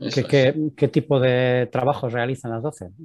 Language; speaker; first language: Spanish; native; Spanish